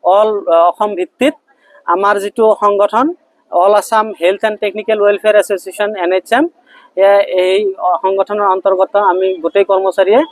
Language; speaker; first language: Assamese; native; Assamese